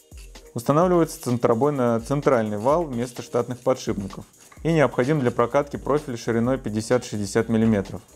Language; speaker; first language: Russian; native; Russian